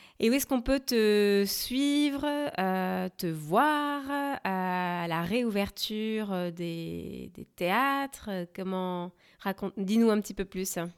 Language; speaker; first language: French; native; French